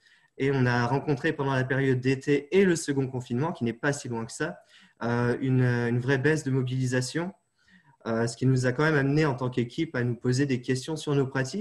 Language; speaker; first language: French; native; French